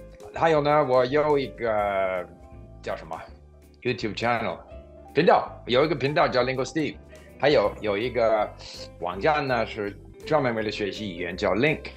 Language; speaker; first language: Chinese; non-native, fluent; English